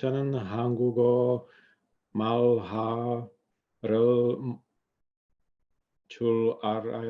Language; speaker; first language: Korean; non-native, learner; English